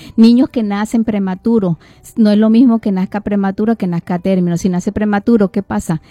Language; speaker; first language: Spanish; native; Spanish